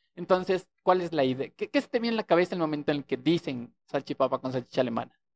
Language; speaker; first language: Spanish; native; Spanish